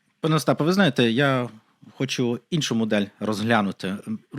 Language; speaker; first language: Ukrainian; native; Ukrainian